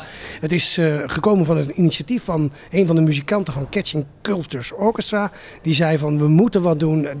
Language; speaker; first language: Dutch; native; Dutch